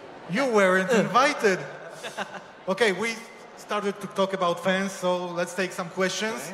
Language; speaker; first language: English; non-native, fluent; Polish